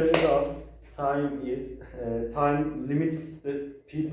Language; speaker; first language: English; non-native, learner; Turkish